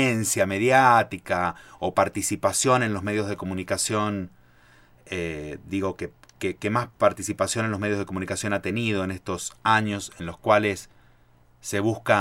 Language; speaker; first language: Spanish; native; Spanish